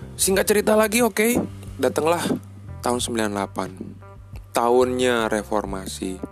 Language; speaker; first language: Indonesian; native; Indonesian